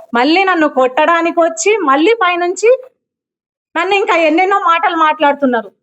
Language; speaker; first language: Telugu; native; Telugu